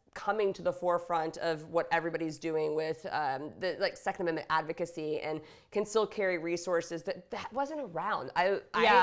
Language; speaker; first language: English; native; English